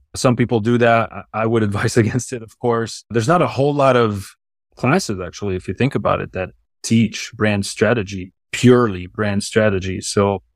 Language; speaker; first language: English; non-native, fluent; German